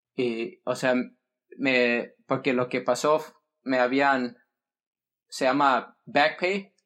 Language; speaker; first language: Spanish; early bilingual, heritage; Spanish